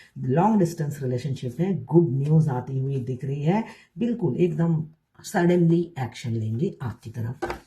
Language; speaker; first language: Hindi; non-native, local second language; Bangla